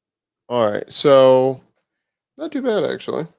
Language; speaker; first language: English; native; English